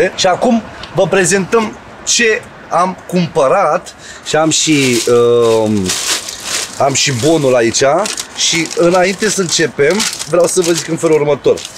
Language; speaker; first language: Romanian; native; Romanian